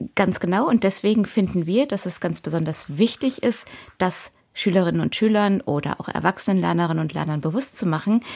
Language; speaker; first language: German; native; German